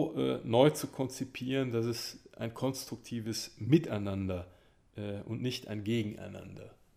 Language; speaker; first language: German; native; German